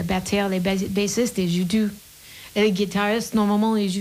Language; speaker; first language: French; non-native, learner; English